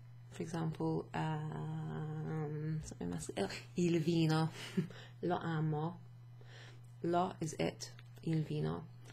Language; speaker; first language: Italian; non-native, fluent; English